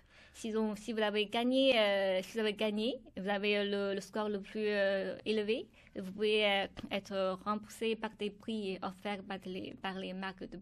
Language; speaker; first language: French; non-native, fluent; Chinese